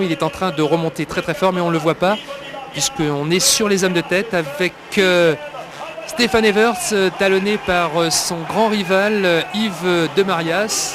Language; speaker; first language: French; native; French